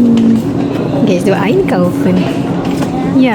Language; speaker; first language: German; non-native, learner; Indonesian